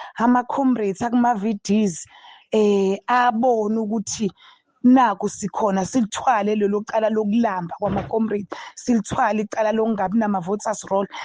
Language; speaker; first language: Zulu; native; Zulu